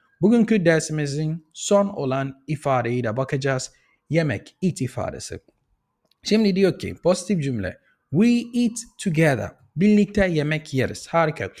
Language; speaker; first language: Turkish; non-native, fluent; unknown